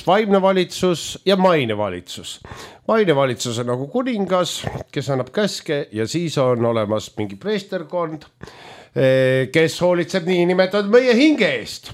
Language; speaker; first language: Estonian; native; Estonian